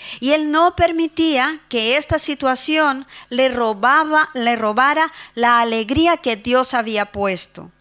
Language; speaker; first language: Spanish; non-native, fluent; Portuguese